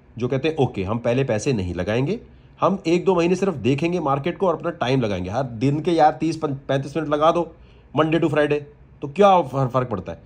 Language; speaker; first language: Urdu; native; Urdu